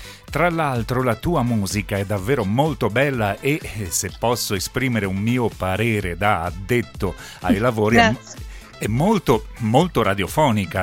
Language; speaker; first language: Italian; native; Italian